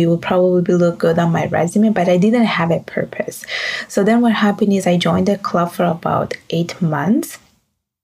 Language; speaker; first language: English; non-native, fluent; Italian